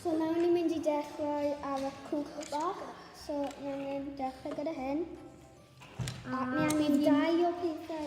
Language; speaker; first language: Welsh; non-native, local second language; English